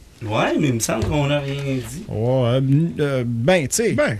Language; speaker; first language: French; native; French